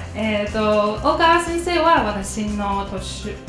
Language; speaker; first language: Japanese; non-native, fluent; Chinese